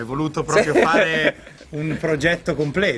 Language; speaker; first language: Italian; native; Italian